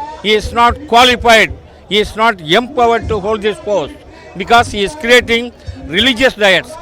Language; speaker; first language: English; non-native, local second language; Tamil